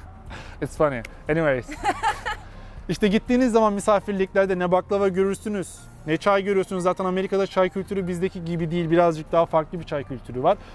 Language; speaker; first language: Turkish; native; Turkish